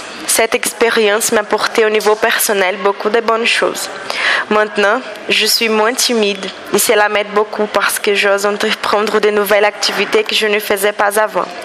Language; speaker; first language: French; non-native, learner; Portuguese